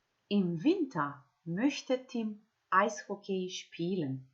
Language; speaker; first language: German; non-native, fluent; Macedonian